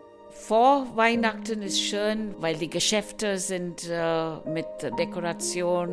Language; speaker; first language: German; non-native, learner; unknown